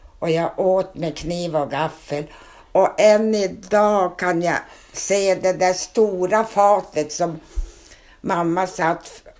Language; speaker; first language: Swedish; early bilingual, other home language; Finnish